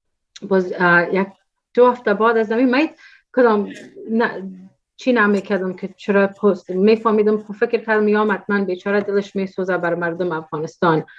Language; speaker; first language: Persian; early bilingual, heritage; Persian